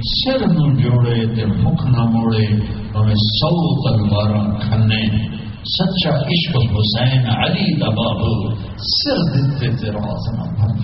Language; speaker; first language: Urdu; non-native, local second language; Punjabi